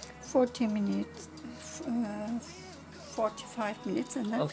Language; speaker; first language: English; non-native, learner; Turkish